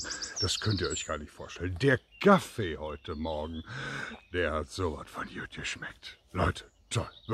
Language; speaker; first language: German; native; German